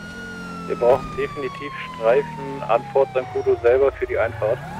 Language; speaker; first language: German; native; German